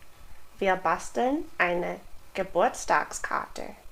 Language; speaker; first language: German; non-native, fluent; English